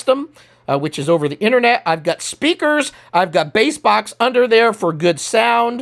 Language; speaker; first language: English; native; English